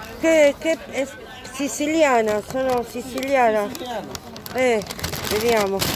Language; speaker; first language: Italian; non-native, learner; Spanish